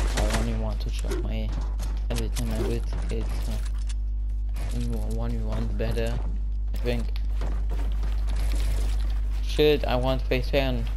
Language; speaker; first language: English; non-native, learner; German